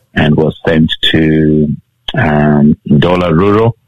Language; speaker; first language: English; non-native, local second language; Bemba